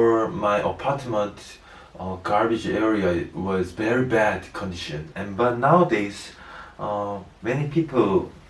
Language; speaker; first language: English; non-native, learner; Korean